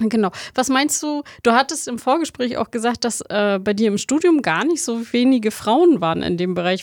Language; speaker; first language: German; native; German